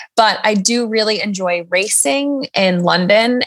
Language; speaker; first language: English; native; English